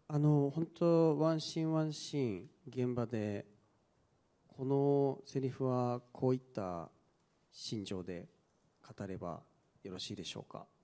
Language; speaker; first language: Japanese; native; Japanese